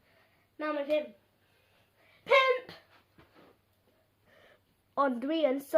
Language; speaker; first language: Welsh; non-native, local second language; English